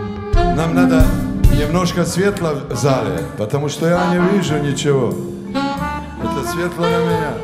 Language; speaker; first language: Russian; non-native, learner; Serbian